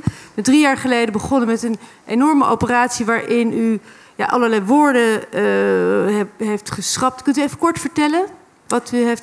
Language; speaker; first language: Dutch; native; Dutch